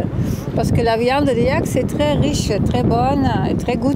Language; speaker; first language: French; non-native, fluent; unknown